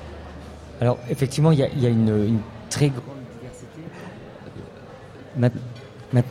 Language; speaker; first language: French; native; French